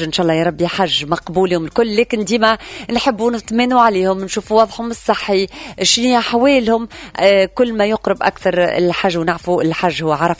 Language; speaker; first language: Arabic; native; Arabic